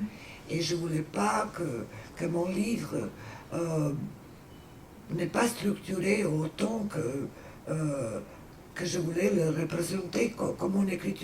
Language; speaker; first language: French; non-native, fluent; Serbian